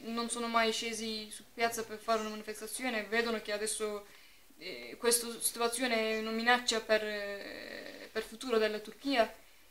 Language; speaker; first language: Italian; non-native, fluent; Turkish